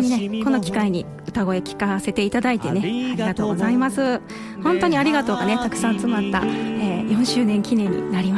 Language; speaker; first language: Japanese; native; Japanese